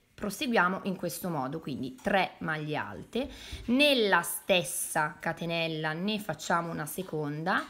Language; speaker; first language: Italian; native; Italian